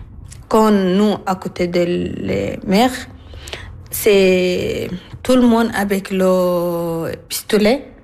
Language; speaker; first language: French; non-native, learner; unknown